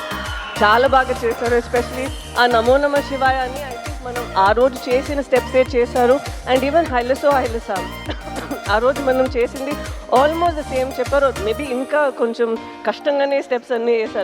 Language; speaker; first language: Telugu; non-native, fluent; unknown